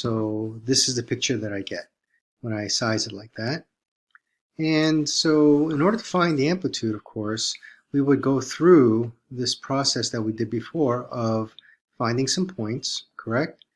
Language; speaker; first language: English; native; English